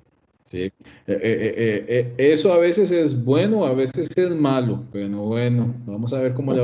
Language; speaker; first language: Spanish; native; Spanish